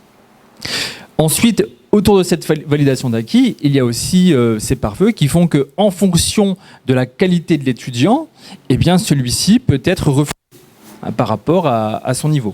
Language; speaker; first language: French; native; French